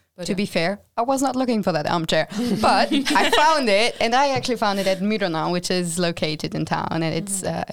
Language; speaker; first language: English; non-native, fluent; German